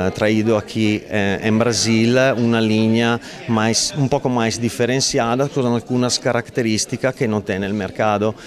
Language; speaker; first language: Portuguese; non-native, learner; Italian